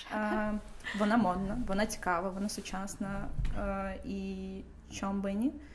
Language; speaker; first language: Ukrainian; non-native, local second language; Russian